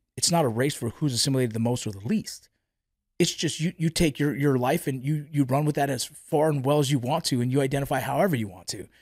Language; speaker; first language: English; early bilingual, other home language; Spanish